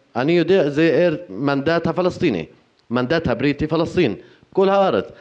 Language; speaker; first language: Hebrew; non-native, fluent; Arabic